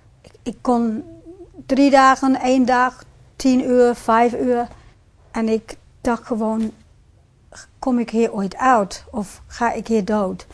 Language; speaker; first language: Dutch; non-native, fluent; English